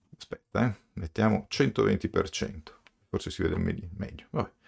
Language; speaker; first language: Italian; native; Italian